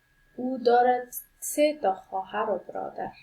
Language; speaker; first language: Persian; native; Persian